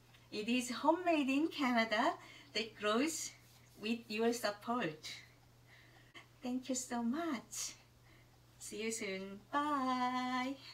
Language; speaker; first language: English; non-native, learner; Korean